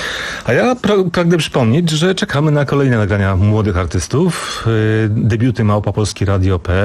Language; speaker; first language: Polish; native; Polish